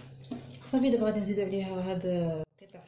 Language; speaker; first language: Arabic; native; Arabic